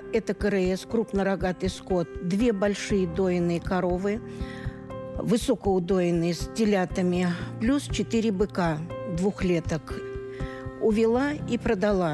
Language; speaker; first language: Russian; native; Russian